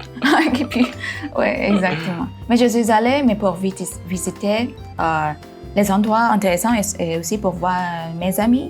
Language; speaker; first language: French; non-native, fluent; Thai